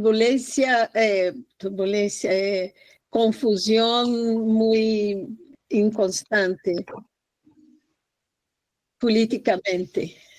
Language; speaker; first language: Spanish; non-native, fluent; Portuguese